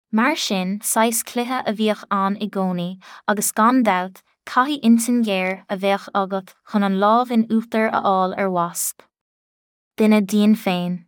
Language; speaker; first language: Irish; non-native, local second language; English